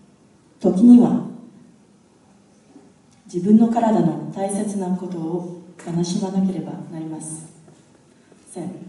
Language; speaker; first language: Japanese; non-native, fluent; English